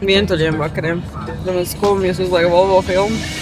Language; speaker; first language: Latvian; native; Latvian